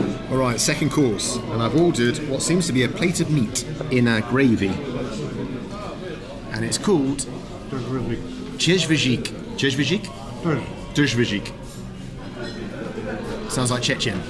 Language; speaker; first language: English; native; English